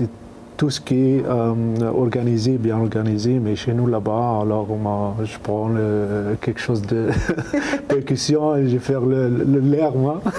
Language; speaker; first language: French; non-native, learner; Arabic